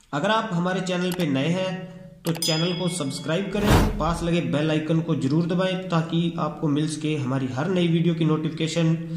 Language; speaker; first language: Hindi; non-native, local second language; Punjabi